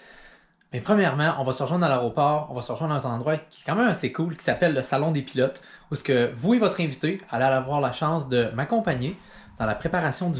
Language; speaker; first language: French; native; French